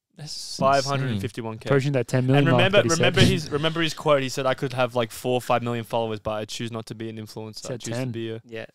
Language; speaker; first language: English; native; English